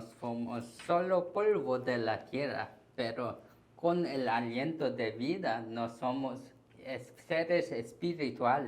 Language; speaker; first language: Spanish; non-native, learner; Korean